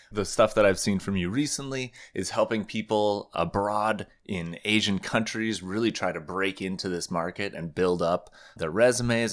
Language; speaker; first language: English; native; English